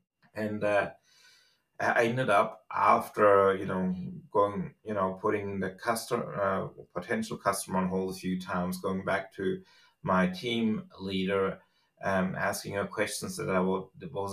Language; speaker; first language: English; non-native, fluent; Swiss German